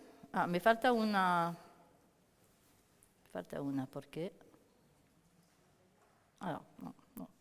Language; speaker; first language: Spanish; non-native, learner; French